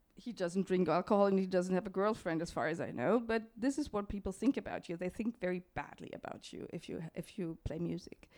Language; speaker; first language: English; non-native, fluent; German